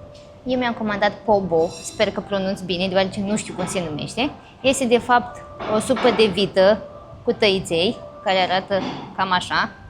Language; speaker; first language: Romanian; native; Romanian